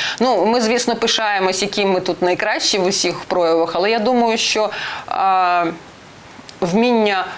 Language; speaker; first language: Ukrainian; non-native, local second language; Russian